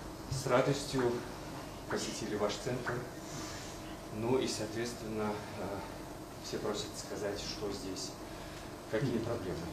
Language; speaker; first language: Russian; native; Russian